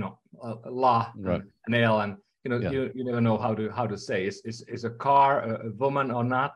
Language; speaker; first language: English; non-native, fluent; Finnish